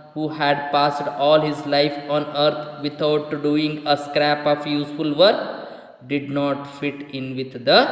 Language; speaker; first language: English; non-native, local second language; Kannada